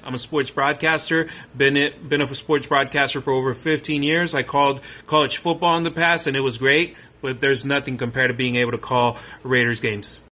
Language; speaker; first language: English; early bilingual, other home language; Spanish